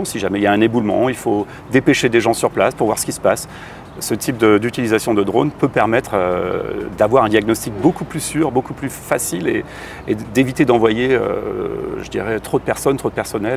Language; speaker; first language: French; native; French